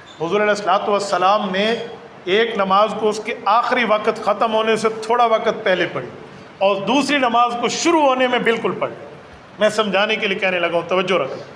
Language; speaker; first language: Urdu; non-native, local second language; Saraiki